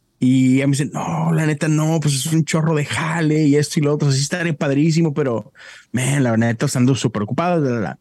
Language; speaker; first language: Spanish; native; Spanish